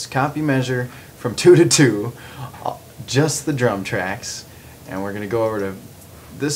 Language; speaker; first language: English; native; English